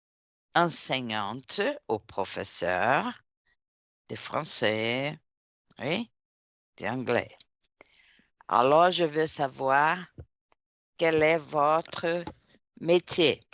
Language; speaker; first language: French; non-native, fluent; Portuguese